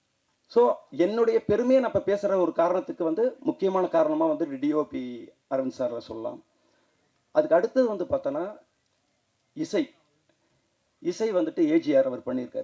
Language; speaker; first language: Tamil; native; Tamil